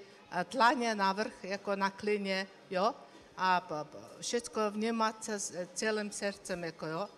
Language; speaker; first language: Czech; non-native, learner; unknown